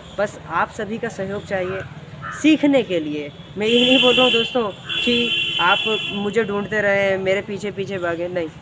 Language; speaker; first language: Hindi; native; Hindi